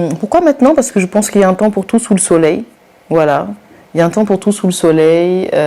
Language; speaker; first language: French; non-native, local second language; Wolof